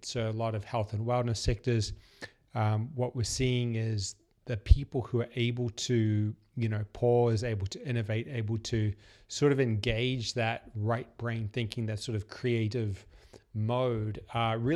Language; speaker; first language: English; native; English